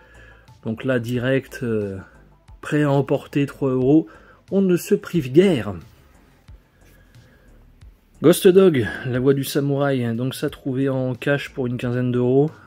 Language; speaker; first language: French; native; French